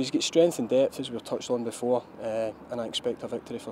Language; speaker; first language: English; native; English